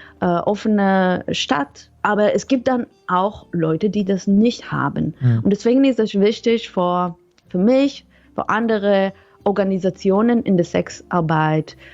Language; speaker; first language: German; non-native, learner; Hebrew